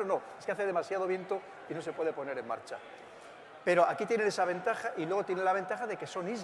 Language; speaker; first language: Spanish; native; Spanish